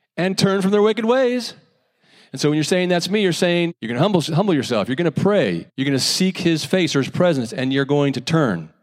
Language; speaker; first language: English; native; English